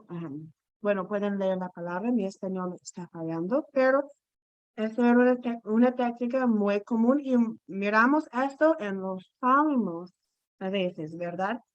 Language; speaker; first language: Spanish; non-native, fluent; English